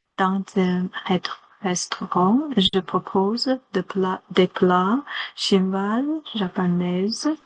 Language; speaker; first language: French; non-native, learner; Chinese